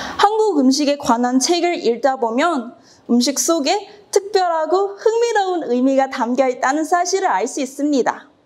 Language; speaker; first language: Korean; non-native, fluent; Cantonese